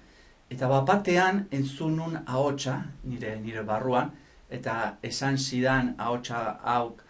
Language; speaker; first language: Basque; non-native, fluent; Spanish